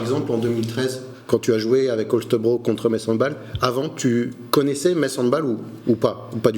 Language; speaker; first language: French; native; French